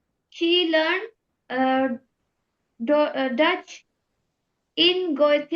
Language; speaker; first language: English; non-native, learner; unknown